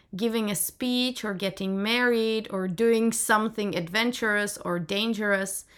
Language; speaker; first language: English; non-native, fluent; Czech